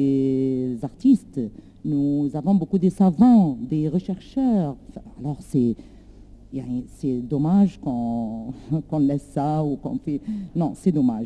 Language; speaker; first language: French; non-native, learner; Arabic